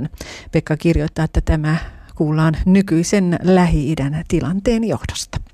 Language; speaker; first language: Finnish; native; Finnish